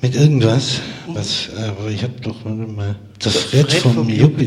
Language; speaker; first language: German; native; German